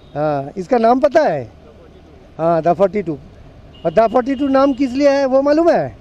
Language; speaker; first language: Hindi; non-native, local second language; Bangla